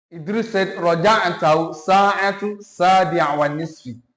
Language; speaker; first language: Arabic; non-native, fluent; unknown